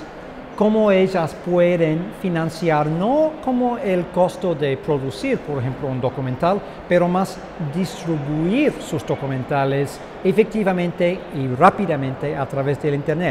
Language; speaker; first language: Spanish; non-native, fluent; English